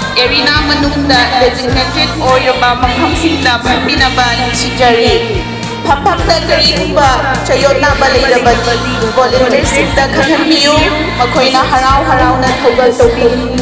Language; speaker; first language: Manipuri; non-native, local second language; Rongmei Naga